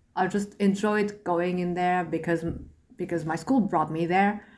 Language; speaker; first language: English; non-native, fluent; French